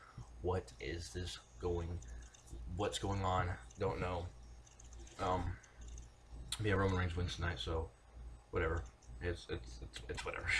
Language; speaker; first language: English; native; English